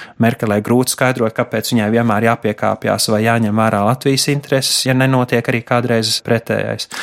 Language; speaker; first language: Latvian; native; Latvian